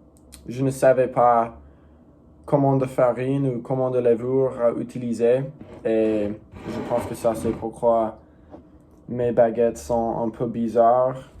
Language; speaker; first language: French; non-native, learner; English